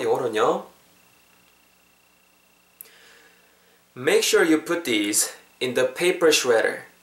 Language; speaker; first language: English; non-native, fluent; Korean